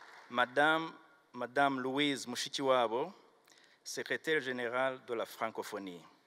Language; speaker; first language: English; non-native, local second language; Kinyarwanda